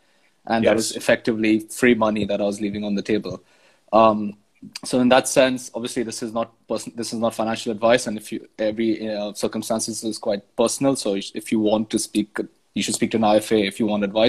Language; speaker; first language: English; non-native, local second language; Hindi